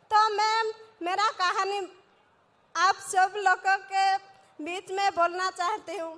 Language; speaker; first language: Hindi; non-native, local second language; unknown